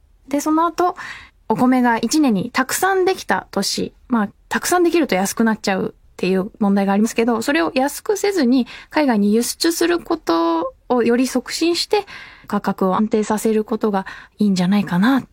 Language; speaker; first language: Japanese; native; Japanese